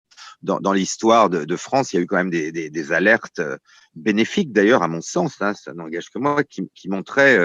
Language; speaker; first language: French; native; French